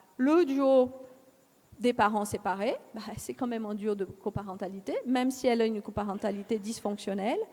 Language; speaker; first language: French; non-native, fluent; Portuguese